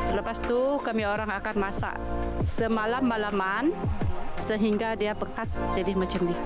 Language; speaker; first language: Malay; non-native, local second language; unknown